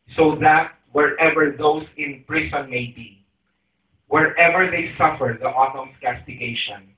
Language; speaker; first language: English; non-native, local second language; Filipino